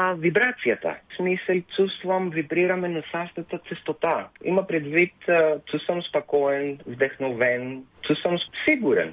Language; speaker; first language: Bulgarian; non-native, fluent; Greek